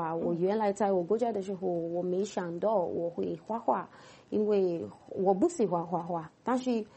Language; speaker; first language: Chinese; non-native, fluent; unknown